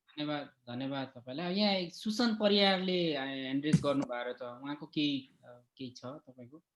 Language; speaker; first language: Nepali; native; Nepali